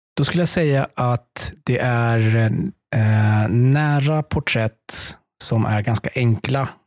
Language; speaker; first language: Swedish; early bilingual, other home language; Persian